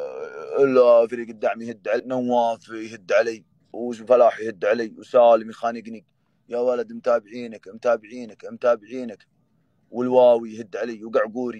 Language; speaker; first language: Arabic; native; Arabic